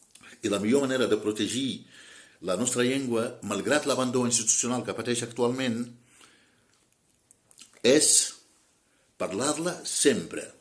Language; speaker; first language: Catalan; non-native, fluent; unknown